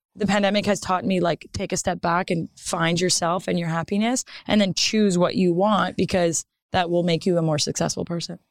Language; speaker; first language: English; non-native, fluent; French